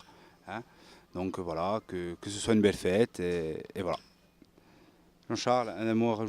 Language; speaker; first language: French; native; French